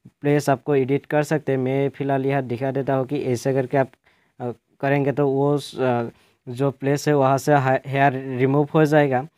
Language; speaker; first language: Hindi; non-native, local second language; Assamese